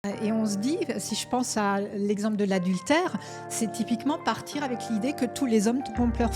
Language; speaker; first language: French; native; French